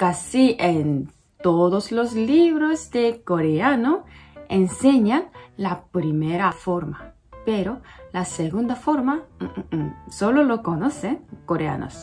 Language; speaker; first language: Spanish; non-native, learner; Korean